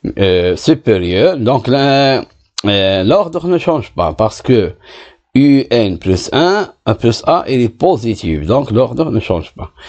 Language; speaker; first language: French; non-native, local second language; Arabic